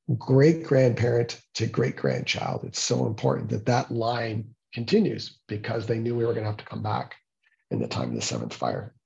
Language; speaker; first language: English; native; English